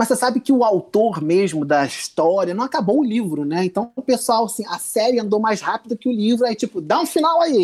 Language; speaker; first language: Portuguese; native; Portuguese